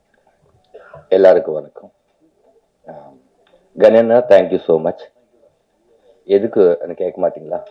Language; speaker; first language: Tamil; non-native, learner; Telugu